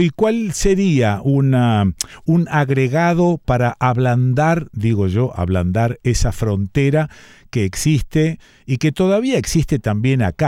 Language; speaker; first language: Spanish; native; Spanish